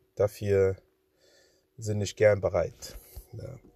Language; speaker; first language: German; early bilingual, other home language; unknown